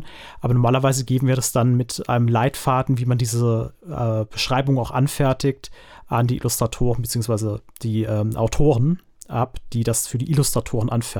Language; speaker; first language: German; native; German